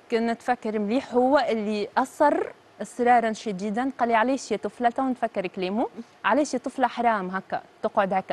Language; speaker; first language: Arabic; native; Arabic